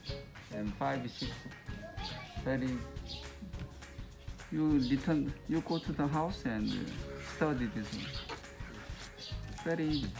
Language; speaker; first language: English; non-native, learner; Korean